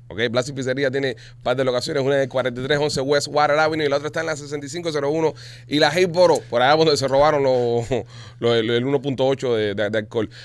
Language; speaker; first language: Spanish; native; Spanish